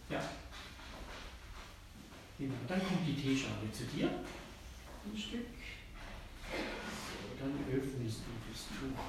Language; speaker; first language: German; native; German